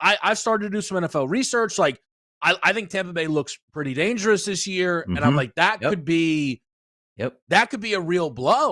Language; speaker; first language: English; native; English